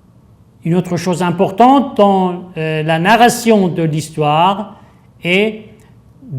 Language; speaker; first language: French; non-native, fluent; Persian